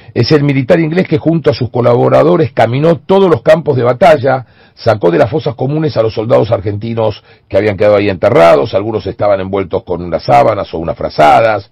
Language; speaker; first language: Spanish; native; Spanish